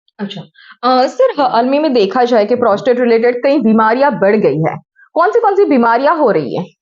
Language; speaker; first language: Hindi; non-native, local second language; Gujarati